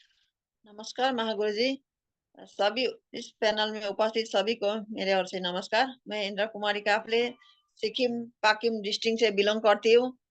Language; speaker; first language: Hindi; non-native, local second language; Nepali